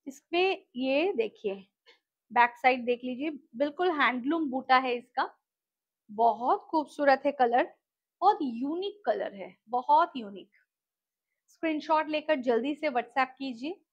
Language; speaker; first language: Hindi; non-native, local second language; Bangla